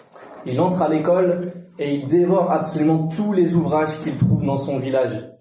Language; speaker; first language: French; native; French